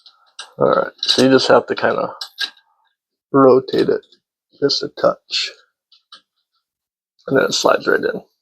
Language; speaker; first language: English; native; English